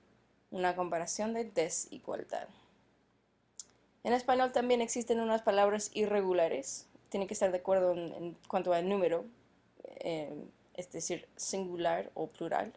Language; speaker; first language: Spanish; non-native, fluent; English